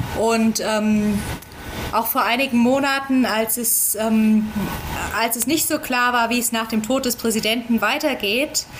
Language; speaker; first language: German; native; German